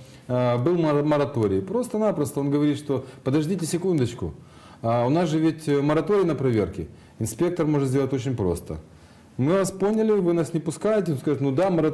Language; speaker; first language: Russian; native; Russian